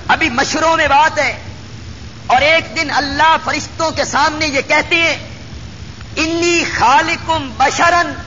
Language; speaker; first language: Urdu; non-native, local second language; Punjabi